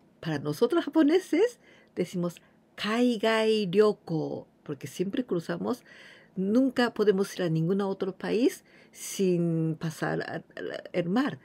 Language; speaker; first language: Spanish; non-native, fluent; Japanese